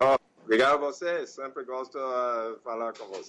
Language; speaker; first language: Portuguese; non-native, fluent; English